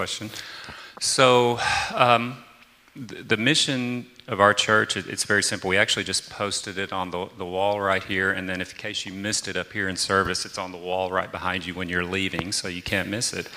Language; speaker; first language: English; native; English